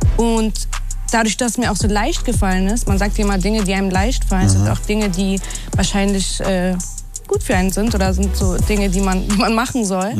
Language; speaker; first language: German; early bilingual, other home language; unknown